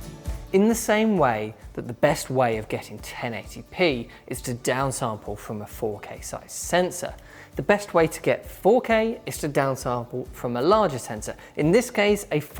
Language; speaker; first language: English; native; English